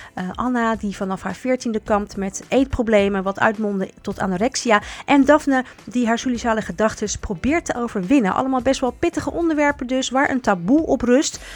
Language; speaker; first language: Dutch; native; Dutch